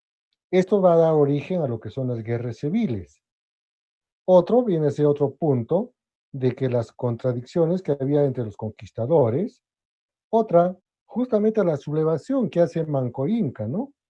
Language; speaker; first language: Spanish; native; Spanish